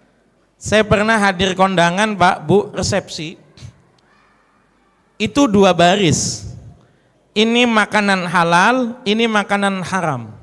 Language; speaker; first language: Indonesian; native; Indonesian